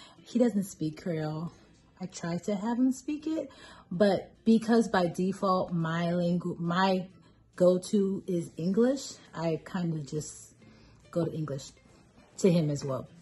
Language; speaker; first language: English; native; English